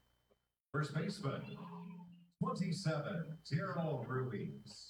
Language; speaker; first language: English; native; English